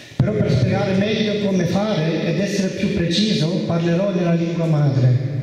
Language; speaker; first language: Italian; early bilingual, heritage; German